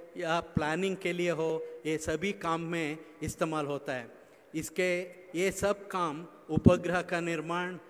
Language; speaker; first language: Hindi; non-native, local second language; Kannada